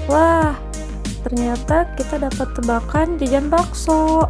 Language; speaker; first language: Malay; non-native, local second language; Sundanese